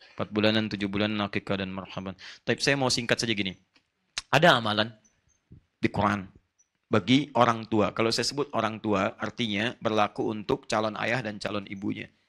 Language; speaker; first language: Indonesian; non-native, fluent; Arabic